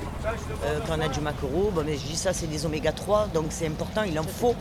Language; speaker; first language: French; native; French